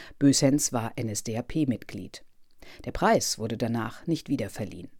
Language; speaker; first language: German; native; German